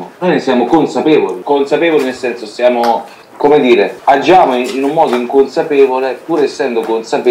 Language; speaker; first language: Italian; native; Italian